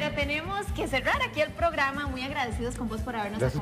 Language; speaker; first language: Spanish; native; Spanish